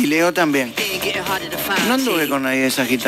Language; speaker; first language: Spanish; native; Spanish